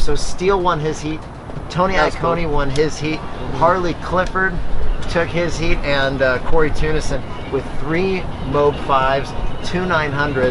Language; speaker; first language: English; native; English